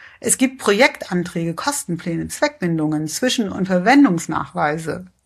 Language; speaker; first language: German; early bilingual, other home language; Persian